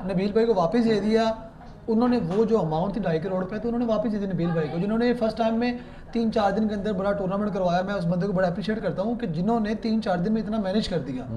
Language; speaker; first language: Urdu; non-native, local second language; Punjabi